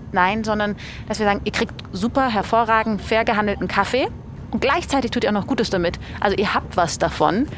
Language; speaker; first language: German; early bilingual, other home language; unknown